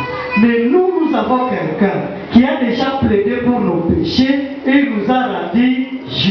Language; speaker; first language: French; non-native, local second language; Swahili